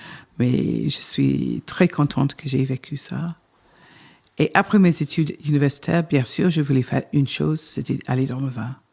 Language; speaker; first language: French; non-native, fluent; English